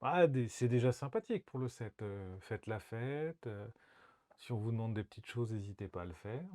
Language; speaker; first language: French; native; French